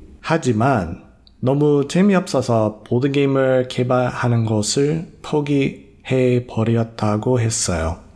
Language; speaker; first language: Korean; non-native, fluent; English